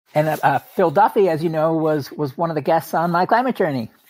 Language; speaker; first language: English; native; English